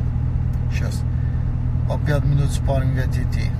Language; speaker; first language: Russian; non-native, learner; Portuguese